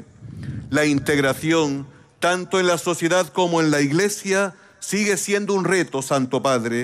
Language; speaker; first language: Spanish; native; Spanish